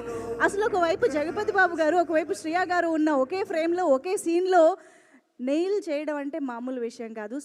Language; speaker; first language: Telugu; native; Telugu